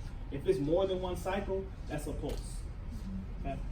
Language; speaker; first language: English; native; English